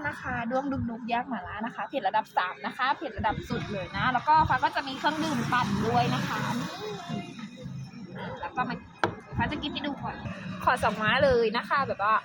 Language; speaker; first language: Thai; native; Thai